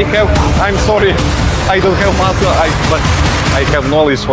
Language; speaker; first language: English; non-native, learner; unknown